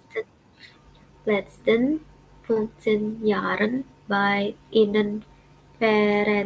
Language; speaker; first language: German; non-native, learner; Indonesian